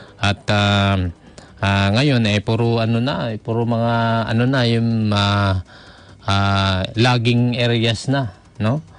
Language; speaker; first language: Filipino; native; Filipino